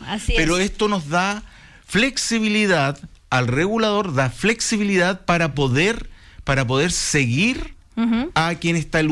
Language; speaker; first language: Spanish; native; Spanish